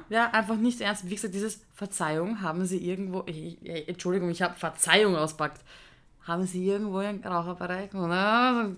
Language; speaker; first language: German; early bilingual, other home language; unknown